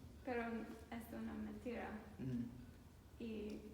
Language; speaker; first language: Spanish; non-native, learner; English